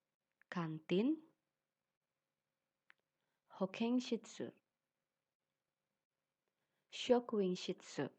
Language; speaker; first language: Japanese; non-native, fluent; Indonesian